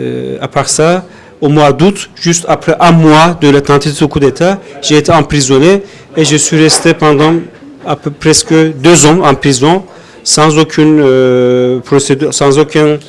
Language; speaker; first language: French; non-native, fluent; Turkish